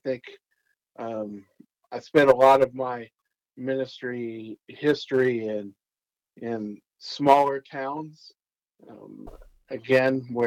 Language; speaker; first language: English; native; English